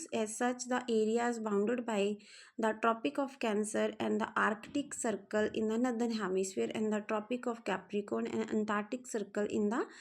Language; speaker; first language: English; non-native, local second language; Punjabi